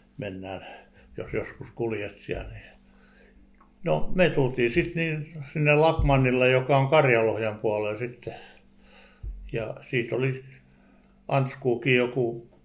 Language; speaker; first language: Finnish; native; Finnish